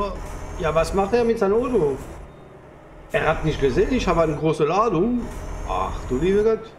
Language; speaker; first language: German; non-native, fluent; French